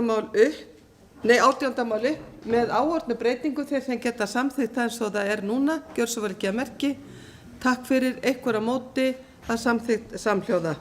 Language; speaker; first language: Icelandic; native; Icelandic